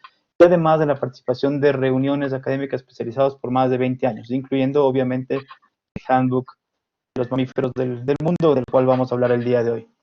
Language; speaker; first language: Spanish; native; Spanish